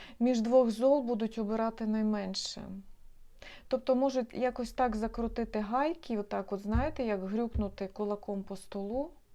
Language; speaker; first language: Ukrainian; non-native, local second language; Russian